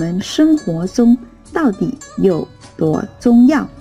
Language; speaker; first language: Chinese; non-native, fluent; Vietnamese